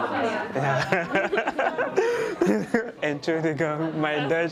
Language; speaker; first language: German; non-native, learner; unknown